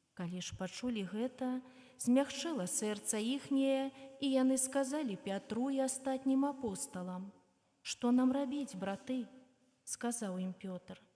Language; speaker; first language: Belarusian; native; Belarusian